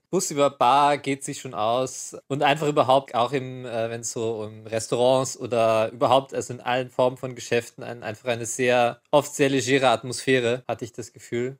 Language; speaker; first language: German; native; German